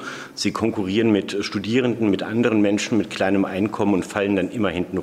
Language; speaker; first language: German; native; German